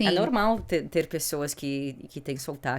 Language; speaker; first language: Portuguese; early bilingual, heritage; English